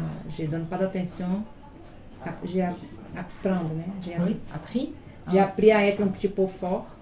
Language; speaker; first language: French; non-native, learner; Portuguese